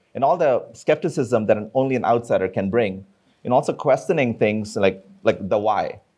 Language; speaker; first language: English; non-native, local second language; Tamil